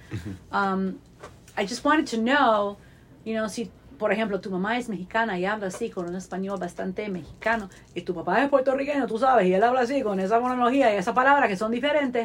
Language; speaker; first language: Spanish; non-native, fluent; English